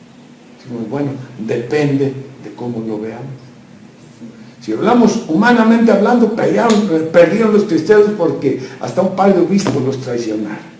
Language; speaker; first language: Spanish; native; Spanish